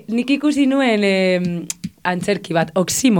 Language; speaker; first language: Basque; non-native, local second language; Spanish